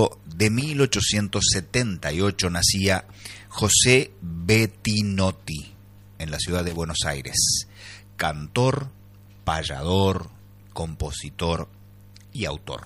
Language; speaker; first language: Spanish; native; Spanish